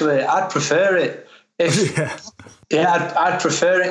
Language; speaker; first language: English; native; English